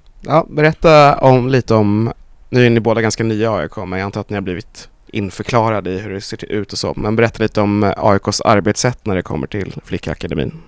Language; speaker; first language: Swedish; native; Swedish